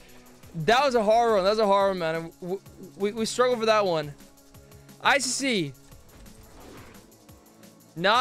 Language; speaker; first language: English; non-native, fluent; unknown